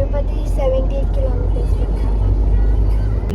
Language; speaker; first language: English; non-native, local second language; Hindi